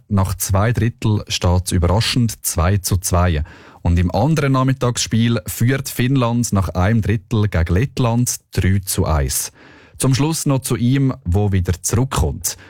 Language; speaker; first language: German; native; German